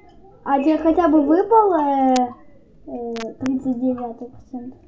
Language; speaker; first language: Russian; native; Russian